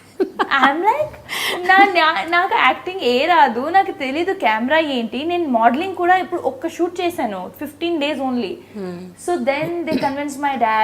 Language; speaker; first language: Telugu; non-native, local second language; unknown